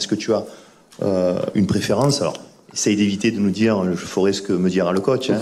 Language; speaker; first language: French; native; French